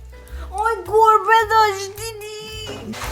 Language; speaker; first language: Persian; native; Persian